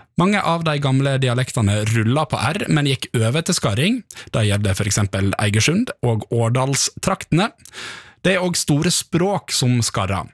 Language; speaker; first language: Norwegian; native; Norwegian